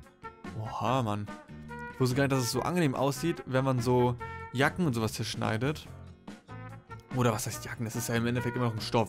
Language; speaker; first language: German; native; German